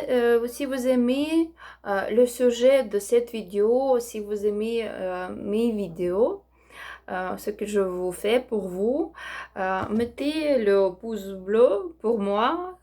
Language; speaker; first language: French; non-native, learner; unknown